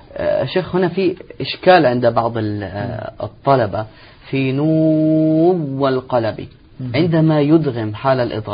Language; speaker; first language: Arabic; native; Arabic